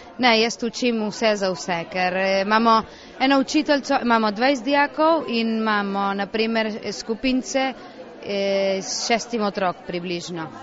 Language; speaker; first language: Slovenian; early bilingual, heritage; Slovenian